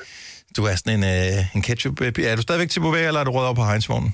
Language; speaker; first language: Danish; native; Danish